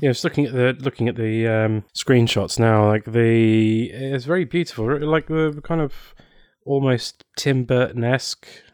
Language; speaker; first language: English; native; English